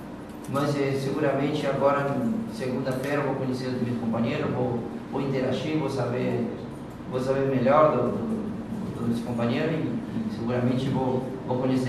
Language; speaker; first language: Portuguese; non-native, fluent; Spanish